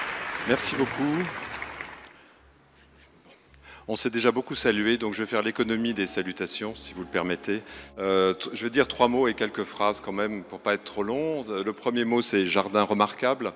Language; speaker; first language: French; native; French